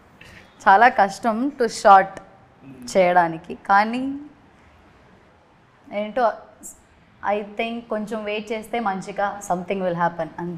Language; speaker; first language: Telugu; non-native, learner; Malayalam